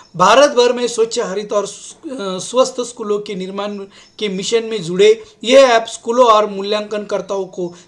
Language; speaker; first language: Hindi; non-native, local second language; Marathi